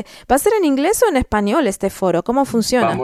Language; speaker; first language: Spanish; native; Spanish